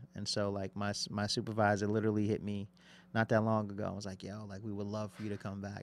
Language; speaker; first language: English; native; English